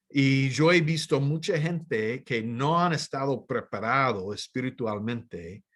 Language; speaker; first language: Spanish; non-native, fluent; English